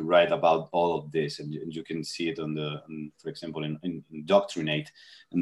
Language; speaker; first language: English; non-native, fluent; Spanish